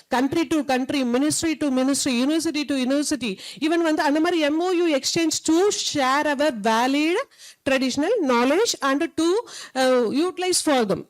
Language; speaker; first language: English; non-native, local second language; Tamil